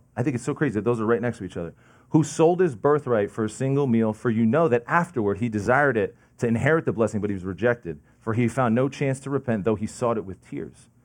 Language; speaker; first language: English; native; English